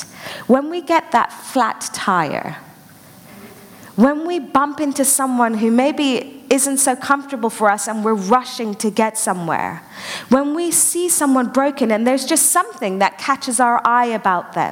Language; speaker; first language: English; native; English